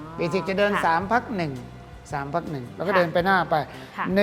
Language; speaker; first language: Thai; native; Thai